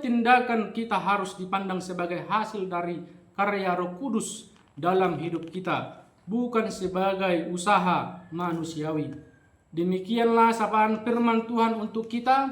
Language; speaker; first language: Indonesian; native; Indonesian